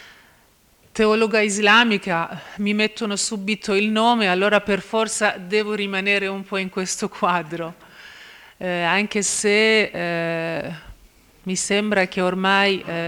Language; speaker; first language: Italian; non-native, fluent; Persian